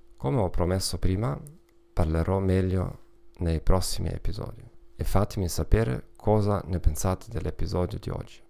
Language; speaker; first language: Italian; non-native, learner; German